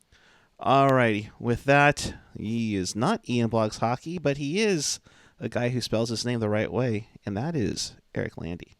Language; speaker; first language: English; native; English